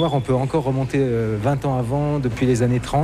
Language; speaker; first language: French; native; French